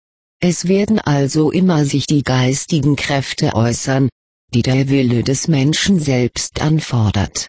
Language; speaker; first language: German; native; German